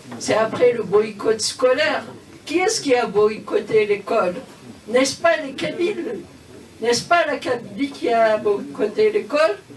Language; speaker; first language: French; non-native, local second language; Kabyle